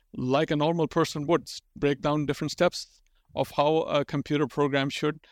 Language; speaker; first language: English; non-native, local second language; Urdu